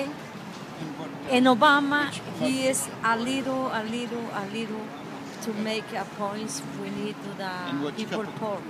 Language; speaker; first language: English; non-native, learner; Spanish